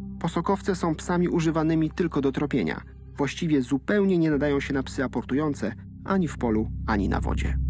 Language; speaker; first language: Polish; native; Polish